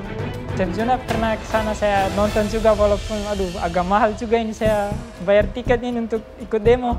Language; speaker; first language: Indonesian; non-native, local second language; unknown